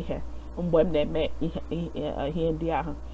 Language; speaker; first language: Igbo; non-native, learner; English